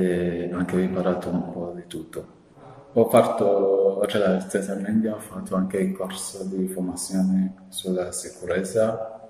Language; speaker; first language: Italian; non-native, fluent; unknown